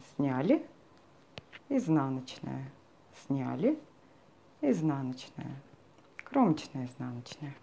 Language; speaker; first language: Russian; native; Russian